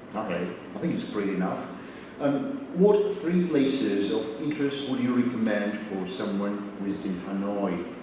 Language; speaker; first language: English; non-native, fluent; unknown